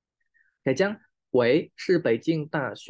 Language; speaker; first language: Chinese; non-native, learner; Khmer